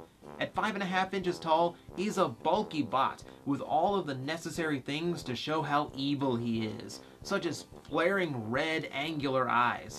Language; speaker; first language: English; native; English